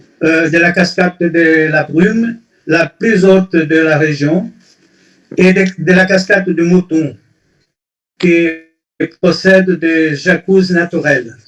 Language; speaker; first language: French; non-native, fluent; Portuguese